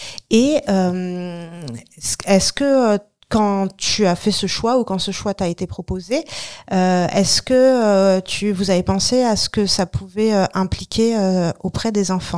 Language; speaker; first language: French; native; French